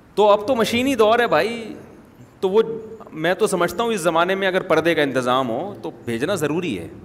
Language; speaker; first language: Urdu; native; Urdu